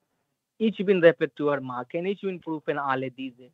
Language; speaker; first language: German; non-native, learner; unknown